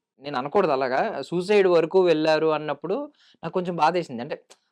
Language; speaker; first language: Telugu; native; Telugu